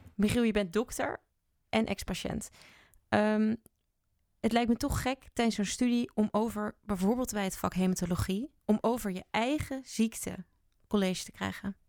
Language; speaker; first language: Dutch; native; Dutch